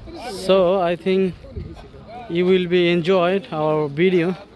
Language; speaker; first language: English; non-native, local second language; Bangla